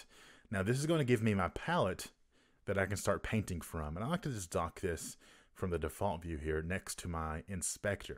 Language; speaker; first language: English; native; English